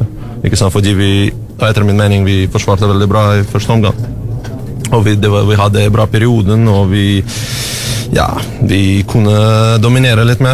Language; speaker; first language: Norwegian; non-native, fluent; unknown